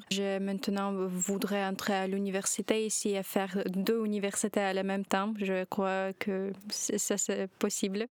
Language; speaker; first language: French; non-native, learner; Ukrainian